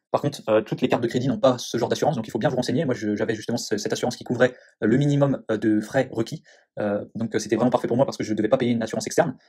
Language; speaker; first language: French; native; French